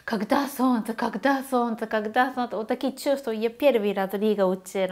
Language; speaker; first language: Russian; non-native, learner; Japanese